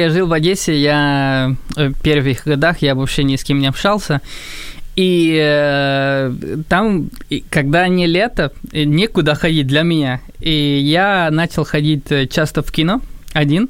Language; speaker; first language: Russian; non-native, fluent; Spanish